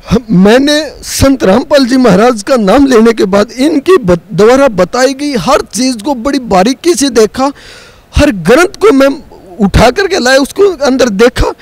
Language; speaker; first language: Hindi; native; Hindi